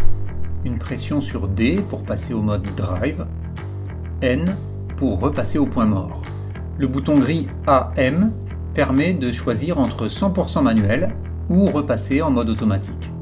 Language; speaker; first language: French; native; French